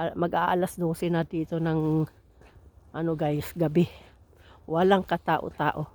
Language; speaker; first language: Filipino; non-native, local second language; Cebuano